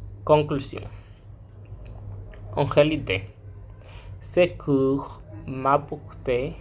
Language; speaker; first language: French; non-native, learner; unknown